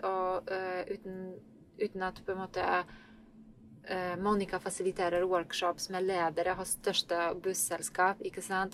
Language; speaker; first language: Norwegian; non-native, fluent; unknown